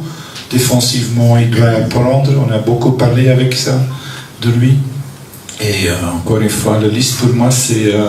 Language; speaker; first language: French; non-native, local second language; Dutch